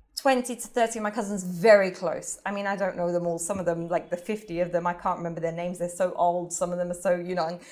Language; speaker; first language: English; native; English